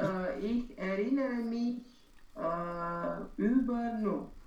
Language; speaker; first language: German; non-native, learner; Romanian